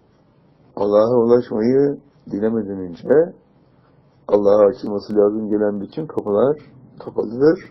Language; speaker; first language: Turkish; native; Turkish